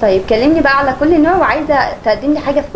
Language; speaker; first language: Arabic; native; Arabic